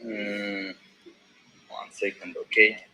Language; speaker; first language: English; non-native, learner; Russian